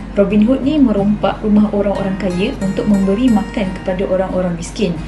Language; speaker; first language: Malay; native; Malay